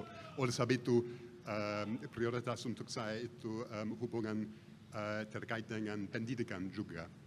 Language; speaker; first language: Indonesian; non-native, fluent; English